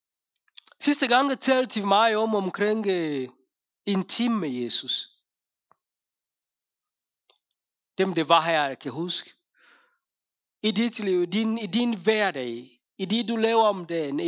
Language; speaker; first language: Danish; non-native, fluent; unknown